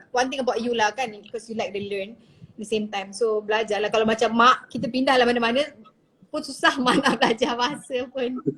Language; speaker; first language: Malay; native; Malay